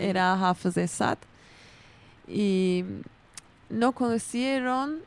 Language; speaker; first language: Spanish; non-native, fluent; Kurdish